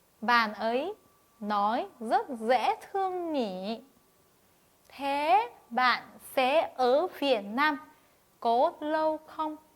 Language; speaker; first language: Vietnamese; non-native, fluent; Korean